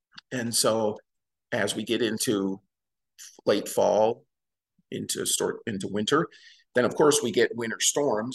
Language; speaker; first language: English; native; English